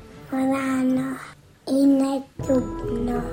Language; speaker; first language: Italian; early bilingual, heritage; English